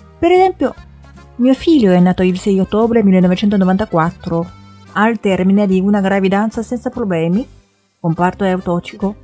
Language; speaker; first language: Italian; non-native, fluent; Chinese